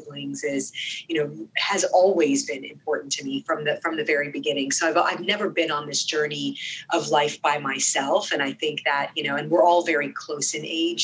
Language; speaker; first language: English; non-native, fluent; Arabic